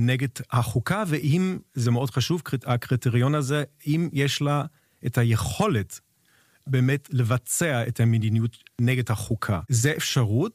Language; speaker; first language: Hebrew; non-native, fluent; German